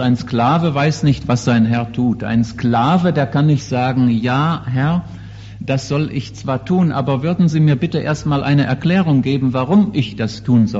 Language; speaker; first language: German; native; German